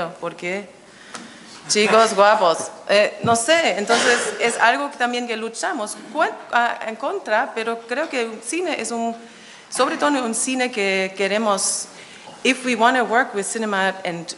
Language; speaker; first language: Spanish; non-native, fluent; German